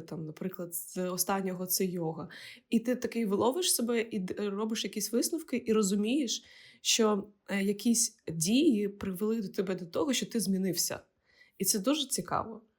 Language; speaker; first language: Ukrainian; non-native, local second language; Russian